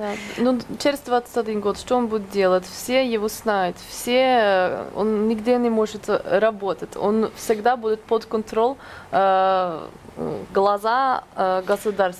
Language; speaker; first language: Russian; non-native, fluent; Norwegian